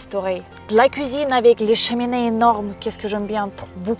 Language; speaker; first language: French; non-native, learner; Russian